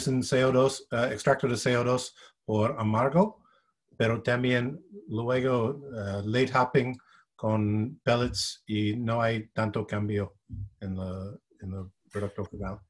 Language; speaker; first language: Spanish; non-native, fluent; English